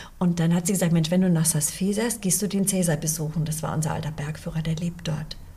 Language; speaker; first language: German; early bilingual, other home language; English